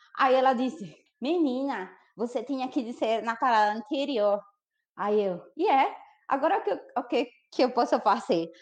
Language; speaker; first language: Portuguese; non-native, fluent; Spanish